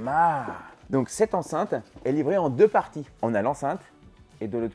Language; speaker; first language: French; native; French